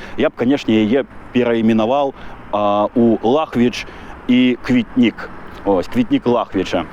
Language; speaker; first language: Belarusian; non-native, local second language; Russian